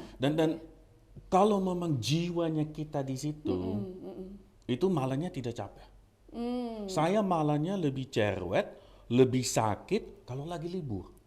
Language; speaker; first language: Indonesian; non-native, fluent; Dutch